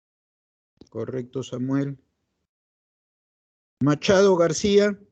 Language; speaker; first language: Spanish; native; Spanish